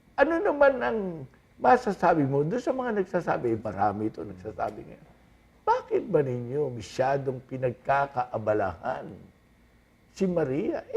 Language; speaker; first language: Filipino; native; Filipino